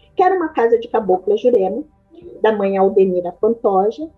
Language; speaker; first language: Portuguese; native; Portuguese